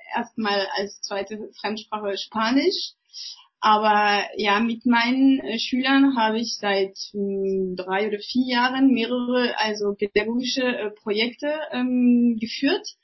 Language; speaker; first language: German; non-native, fluent; French